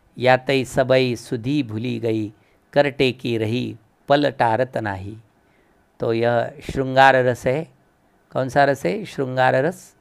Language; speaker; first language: Hindi; non-native, local second language; Marathi